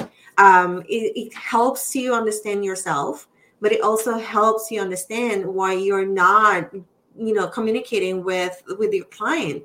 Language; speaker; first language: English; non-native, fluent; Spanish